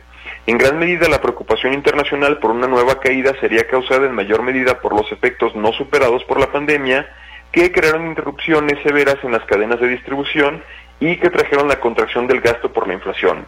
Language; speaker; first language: Spanish; native; Spanish